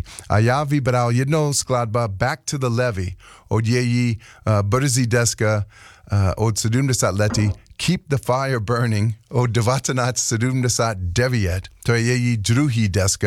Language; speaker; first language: Czech; non-native, learner; English